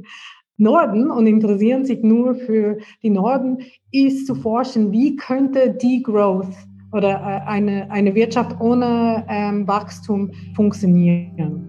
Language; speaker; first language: German; non-native, fluent; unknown